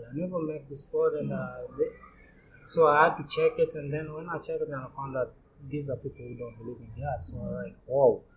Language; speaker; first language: English; non-native, local second language; Swahili